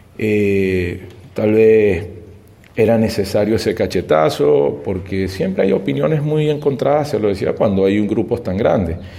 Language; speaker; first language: Spanish; native; Spanish